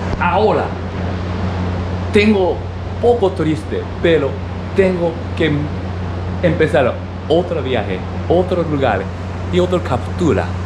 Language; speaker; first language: Spanish; non-native, learner; Japanese